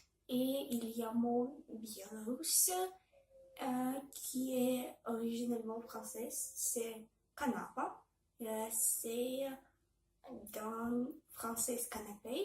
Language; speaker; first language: French; non-native, learner; Belarusian